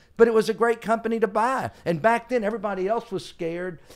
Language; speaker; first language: English; native; English